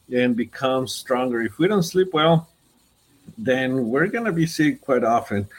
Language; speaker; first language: English; non-native, fluent; Spanish